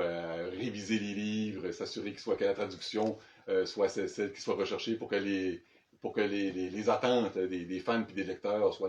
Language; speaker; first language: French; native; French